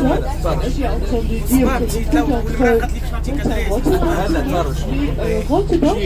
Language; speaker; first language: French; non-native, fluent; Dutch